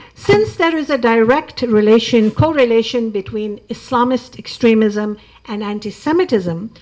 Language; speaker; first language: English; non-native, local second language; Urdu